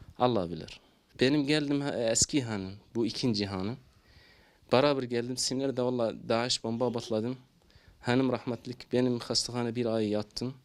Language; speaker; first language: Turkish; non-native, learner; Arabic